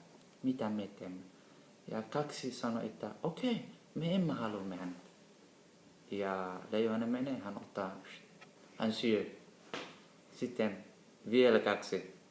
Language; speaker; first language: Finnish; non-native, learner; Somali